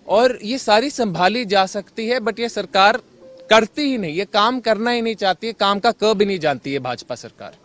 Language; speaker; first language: Hindi; native; Hindi